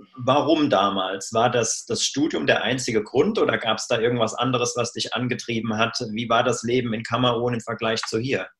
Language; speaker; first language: German; native; German